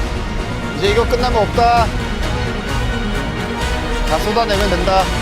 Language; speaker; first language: Korean; native; Korean